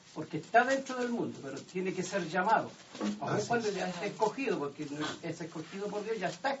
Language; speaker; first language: Spanish; native; Spanish